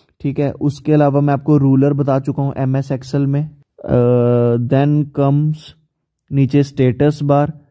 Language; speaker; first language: Hindi; native; Hindi